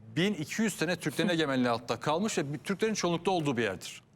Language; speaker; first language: Turkish; native; Turkish